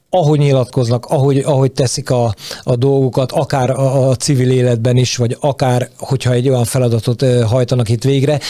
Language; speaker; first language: Hungarian; native; Hungarian